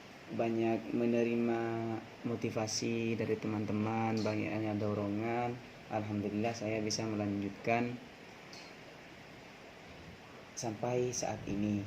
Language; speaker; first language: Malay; non-native, local second language; Madurese